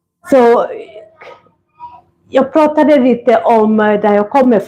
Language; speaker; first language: Swedish; non-native, fluent; Kikuyu